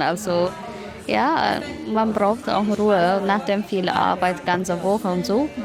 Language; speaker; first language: German; non-native, learner; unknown